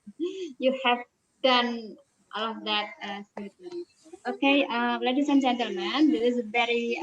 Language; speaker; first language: English; non-native, fluent; Indonesian